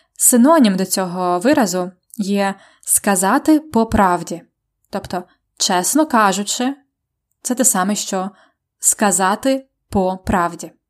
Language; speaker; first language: Ukrainian; native; Ukrainian